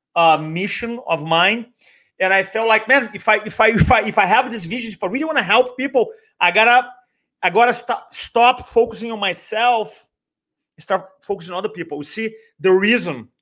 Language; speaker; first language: English; non-native, fluent; Portuguese